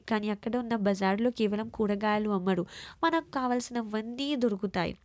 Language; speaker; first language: Telugu; early bilingual, heritage; Telugu